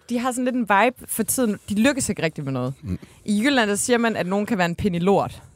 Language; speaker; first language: Danish; native; Danish